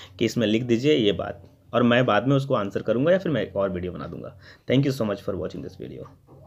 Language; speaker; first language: Hindi; native; Hindi